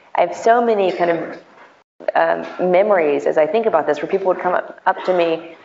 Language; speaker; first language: English; native; English